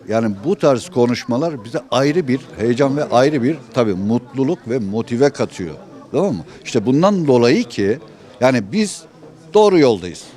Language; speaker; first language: Turkish; native; Turkish